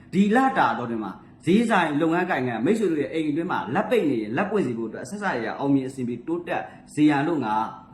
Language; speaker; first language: Burmese; native; Burmese